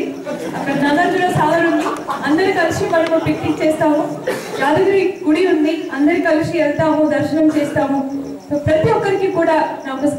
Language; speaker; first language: Telugu; native; Telugu